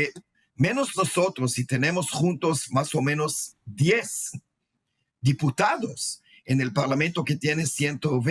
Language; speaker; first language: Spanish; non-native, fluent; Hebrew